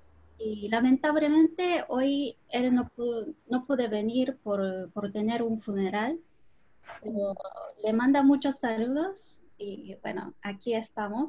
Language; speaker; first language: Spanish; non-native, learner; Japanese